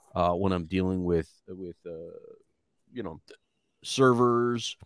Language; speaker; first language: English; native; English